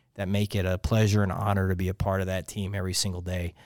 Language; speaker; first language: English; native; English